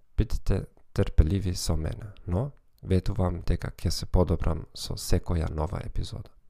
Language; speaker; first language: Macedonian; non-native, learner; German